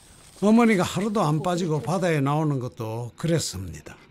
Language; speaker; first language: Korean; native; Korean